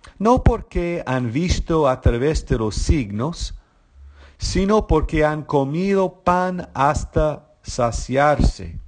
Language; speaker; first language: Spanish; non-native, fluent; English